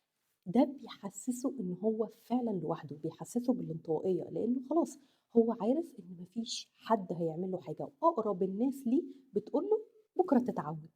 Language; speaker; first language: Arabic; native; Arabic